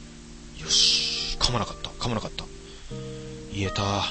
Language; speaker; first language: Japanese; native; Japanese